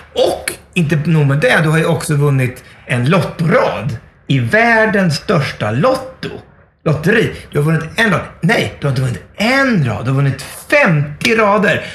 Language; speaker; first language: Swedish; native; Swedish